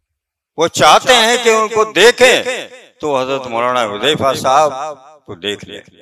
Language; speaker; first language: Urdu; native; Urdu